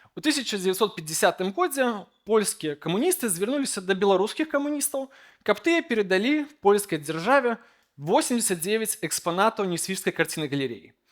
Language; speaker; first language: Belarusian; native; Belarusian